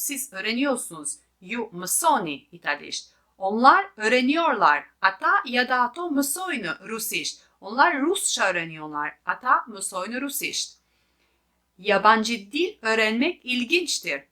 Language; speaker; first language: Turkish; non-native, fluent; Albanian